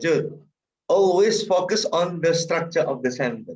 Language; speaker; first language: English; non-native, fluent; Indonesian